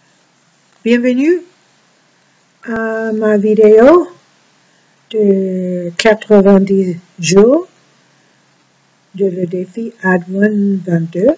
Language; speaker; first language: French; non-native, learner; English